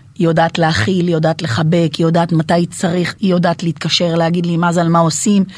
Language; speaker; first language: Hebrew; native; Hebrew